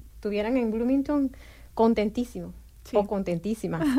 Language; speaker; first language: Spanish; native; Spanish